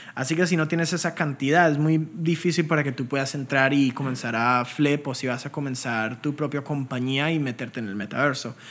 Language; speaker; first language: Spanish; early bilingual, heritage; Spanish